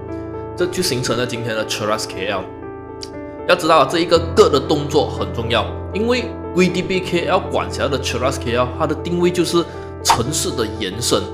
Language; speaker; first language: Chinese; native; Chinese